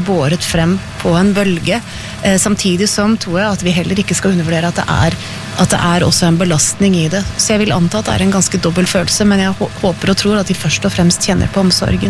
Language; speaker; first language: Norwegian; native; Norwegian